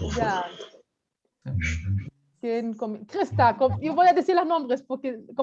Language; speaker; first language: Spanish; non-native, fluent; German